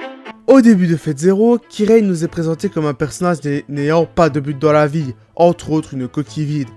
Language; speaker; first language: French; native; French